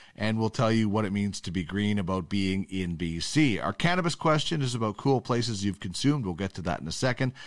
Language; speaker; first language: English; native; English